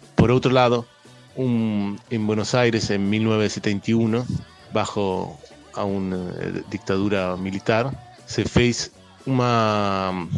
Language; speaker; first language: Portuguese; non-native, learner; Spanish